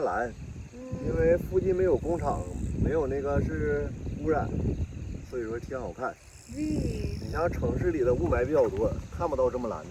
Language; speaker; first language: Chinese; native; Chinese